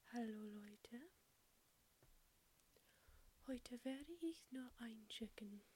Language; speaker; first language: German; non-native, learner; English